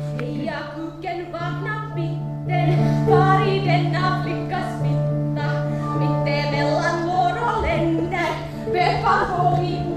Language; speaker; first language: Swedish; native; Swedish